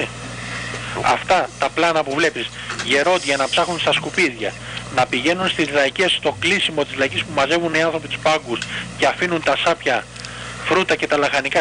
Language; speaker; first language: Greek; native; Greek